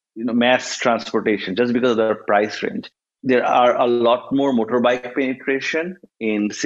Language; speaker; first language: English; non-native, local second language; Bangla